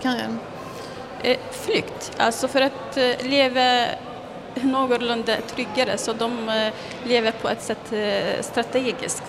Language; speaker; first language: Swedish; non-native, fluent; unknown